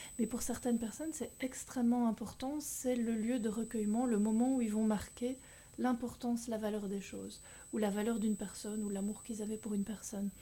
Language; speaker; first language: French; native; French